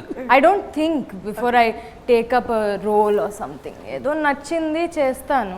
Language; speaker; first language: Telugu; non-native, fluent; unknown